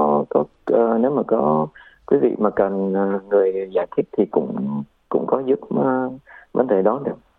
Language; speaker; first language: Vietnamese; early bilingual, heritage; Vietnamese